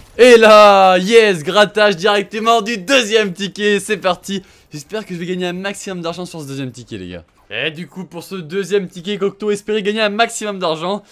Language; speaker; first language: French; native; French